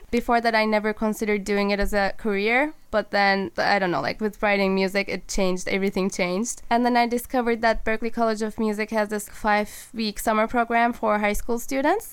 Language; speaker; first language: English; non-native, fluent; Turkish